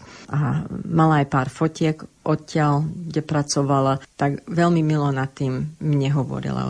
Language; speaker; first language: Slovak; early bilingual, heritage; Slovak